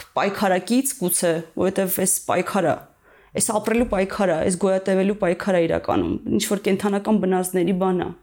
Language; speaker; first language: Armenian; native; Armenian